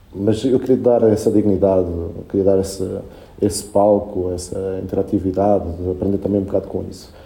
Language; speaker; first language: Portuguese; early bilingual, other home language; Spanish